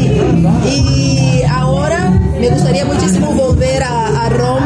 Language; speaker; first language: Spanish; non-native, fluent; Portuguese